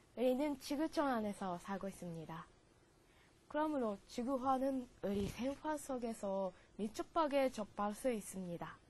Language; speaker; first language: Korean; non-native, learner; Japanese